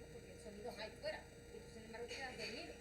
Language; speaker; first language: Spanish; native; Spanish